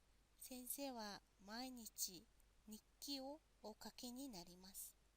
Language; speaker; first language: Japanese; non-native, fluent; Mongolian